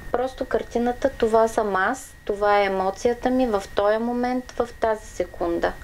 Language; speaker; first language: Bulgarian; native; Bulgarian